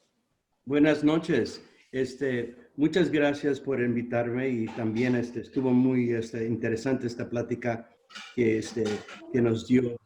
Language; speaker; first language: Spanish; non-native, learner; English